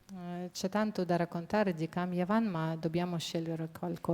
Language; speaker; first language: Italian; non-native, fluent; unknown